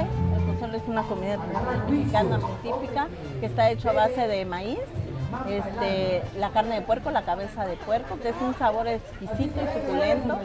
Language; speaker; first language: Spanish; native; Spanish